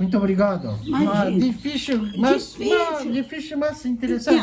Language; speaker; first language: Portuguese; non-native, learner; Japanese